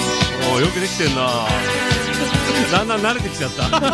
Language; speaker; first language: Japanese; native; Japanese